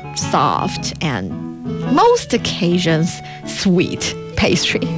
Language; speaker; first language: English; non-native, fluent; Chinese